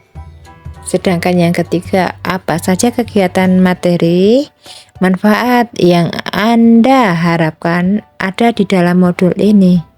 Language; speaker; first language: Indonesian; native; Indonesian